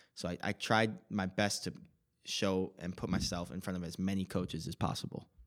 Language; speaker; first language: English; native; English